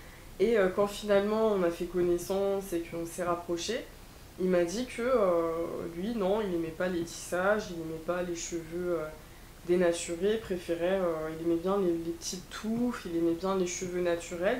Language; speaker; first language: French; native; French